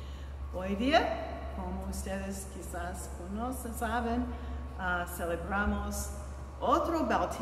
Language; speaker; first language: Spanish; non-native, fluent; English